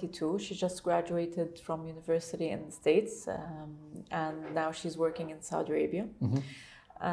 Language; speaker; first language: English; non-native, fluent; Arabic